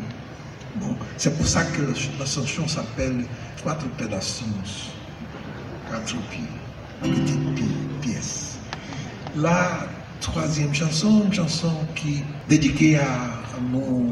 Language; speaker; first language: French; non-native, learner; Portuguese